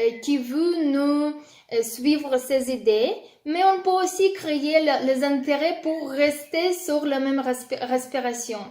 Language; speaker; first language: French; non-native, learner; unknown